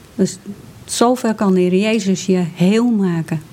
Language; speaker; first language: Dutch; native; Dutch